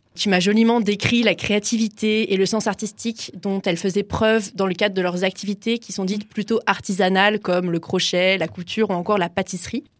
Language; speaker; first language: French; native; French